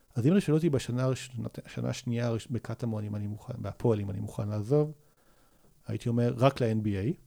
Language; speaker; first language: Hebrew; native; Hebrew